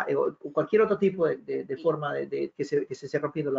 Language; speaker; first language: Spanish; native; Spanish